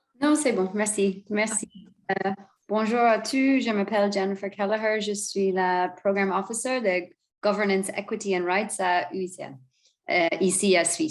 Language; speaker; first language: French; non-native, learner; English